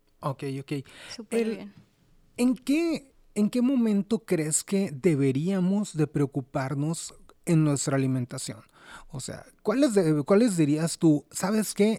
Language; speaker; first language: Spanish; native; Spanish